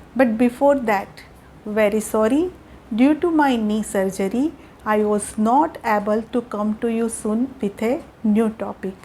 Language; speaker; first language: English; non-native, local second language; Gujarati